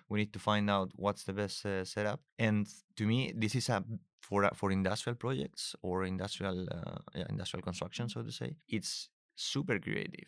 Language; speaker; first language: English; non-native, fluent; Spanish